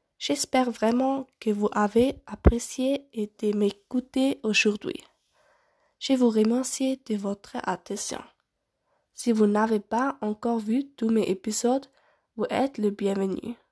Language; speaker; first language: French; non-native, local second language; German